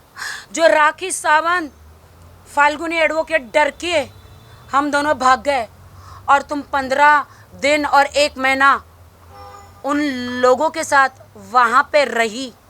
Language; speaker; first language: Hindi; native; Hindi